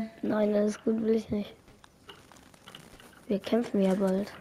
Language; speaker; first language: German; native; German